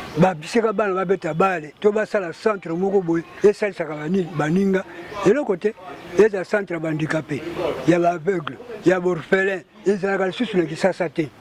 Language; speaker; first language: Lingala; native; Lingala